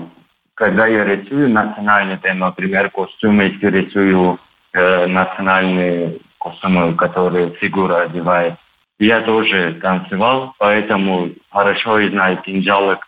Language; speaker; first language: Russian; non-native, learner; Turkish